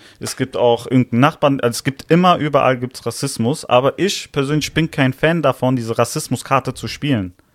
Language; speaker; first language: German; early bilingual, other home language; Italian